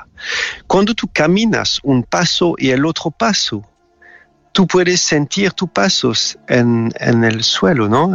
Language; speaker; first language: Spanish; non-native, fluent; French